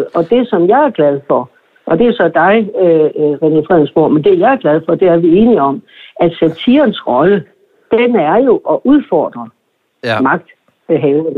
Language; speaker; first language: Danish; native; Danish